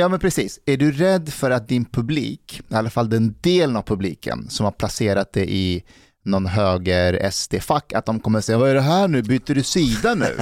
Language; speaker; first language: Swedish; native; Swedish